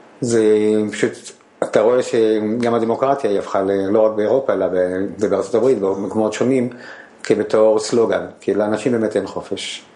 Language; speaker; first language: Hebrew; non-native, fluent; Spanish